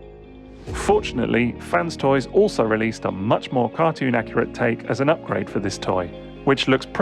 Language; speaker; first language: English; native; English